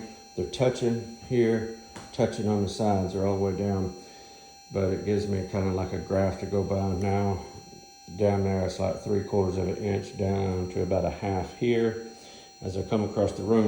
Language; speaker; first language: English; native; English